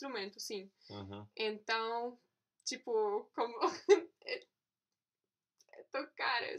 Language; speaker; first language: Portuguese; non-native, fluent; Polish